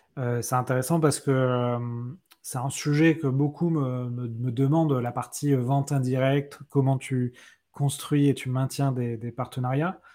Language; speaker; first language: French; native; French